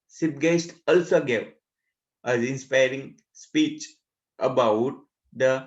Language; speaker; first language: English; non-native, local second language; Gujarati